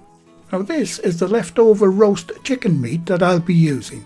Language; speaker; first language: English; native; English